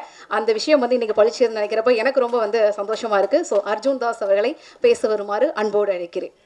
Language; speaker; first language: Tamil; native; Tamil